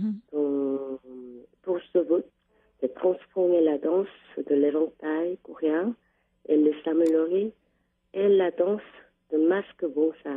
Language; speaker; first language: French; non-native, learner; Korean